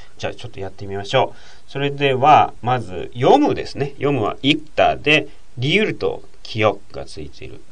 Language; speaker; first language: Japanese; native; Japanese